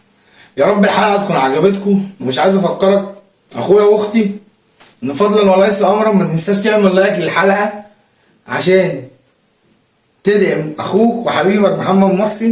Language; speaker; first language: Arabic; native; Arabic